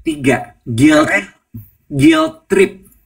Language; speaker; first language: English; non-native, fluent; Indonesian